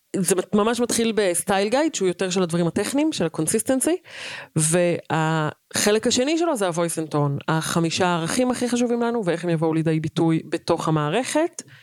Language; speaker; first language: Hebrew; native; Hebrew